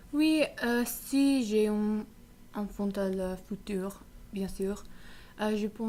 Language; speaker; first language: French; non-native, learner; English